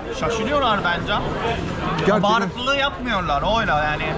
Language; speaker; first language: Turkish; non-native, fluent; Japanese